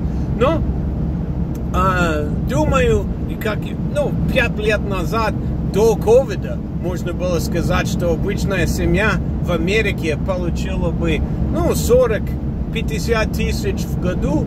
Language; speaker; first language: Russian; non-native, fluent; English